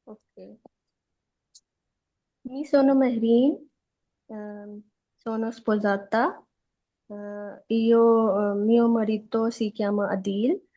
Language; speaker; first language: Italian; non-native, learner; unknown